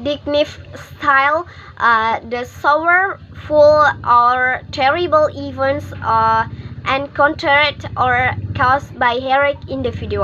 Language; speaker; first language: English; non-native, learner; Indonesian